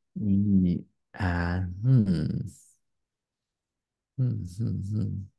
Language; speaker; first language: French; non-native, learner; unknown